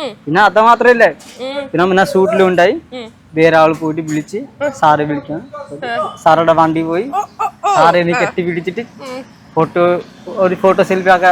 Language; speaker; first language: Malayalam; non-native, local second language; Odia